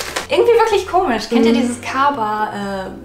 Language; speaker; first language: German; native; German